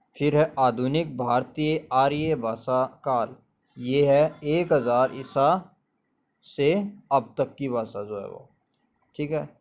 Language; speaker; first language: Hindi; native; Hindi